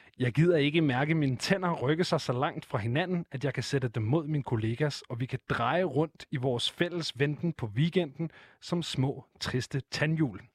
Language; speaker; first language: Danish; native; Danish